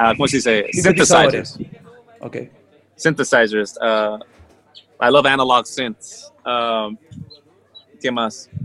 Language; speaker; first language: Spanish; early bilingual, heritage; Spanish